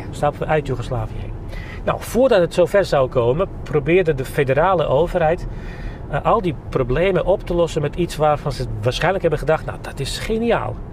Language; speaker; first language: Dutch; non-native, fluent; Bosnian